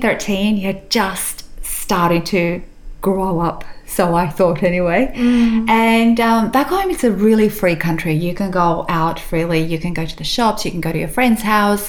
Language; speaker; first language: English; early bilingual, other home language; Macedonian